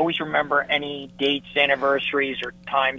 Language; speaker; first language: English; native; English